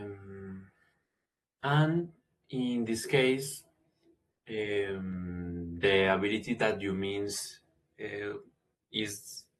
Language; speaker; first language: English; non-native, learner; Spanish